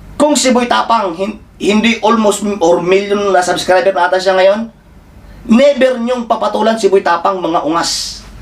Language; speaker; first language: Filipino; non-native, local second language; Cebuano